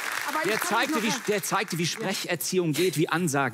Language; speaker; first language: German; native; German